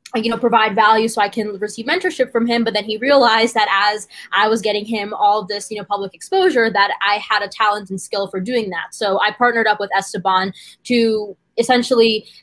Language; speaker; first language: English; native; English